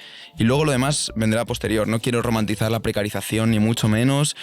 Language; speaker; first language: Spanish; native; Spanish